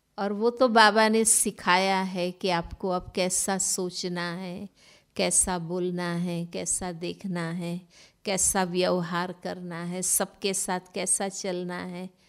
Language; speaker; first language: Hindi; non-native, local second language; Gujarati